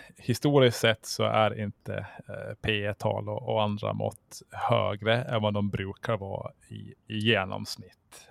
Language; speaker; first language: Swedish; native; Swedish